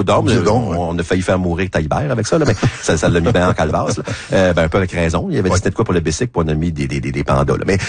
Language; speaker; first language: French; native; French